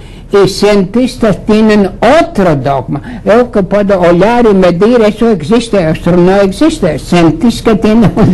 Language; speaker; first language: Portuguese; non-native, fluent; Latvian